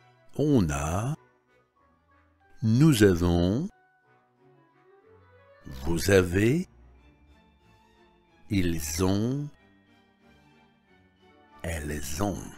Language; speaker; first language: French; non-native, fluent; Russian